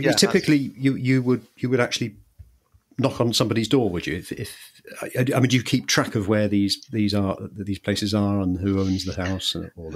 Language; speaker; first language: English; native; English